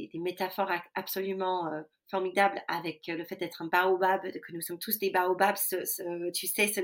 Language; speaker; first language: French; non-native, fluent; English